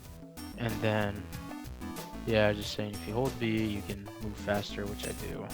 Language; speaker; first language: English; native; English